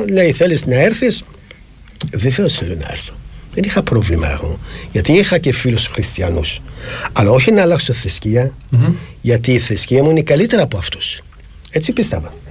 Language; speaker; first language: Greek; non-native, fluent; Arabic